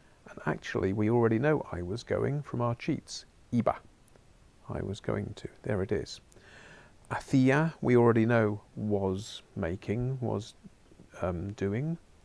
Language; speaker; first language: English; native; English